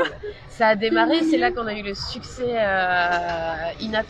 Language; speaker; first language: French; native; French